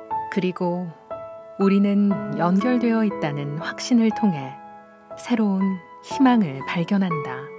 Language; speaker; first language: Korean; native; Korean